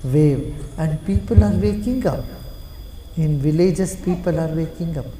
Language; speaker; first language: English; non-native, local second language; Telugu